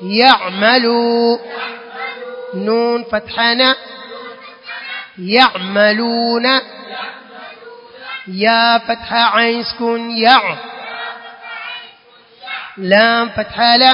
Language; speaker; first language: Arabic; non-native, learner; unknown